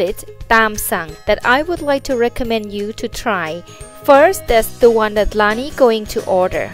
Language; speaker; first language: English; non-native, fluent; Thai